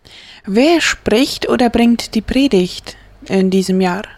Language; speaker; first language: German; non-native, local second language; Plautdietsch